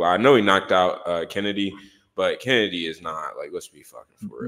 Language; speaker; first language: English; native; English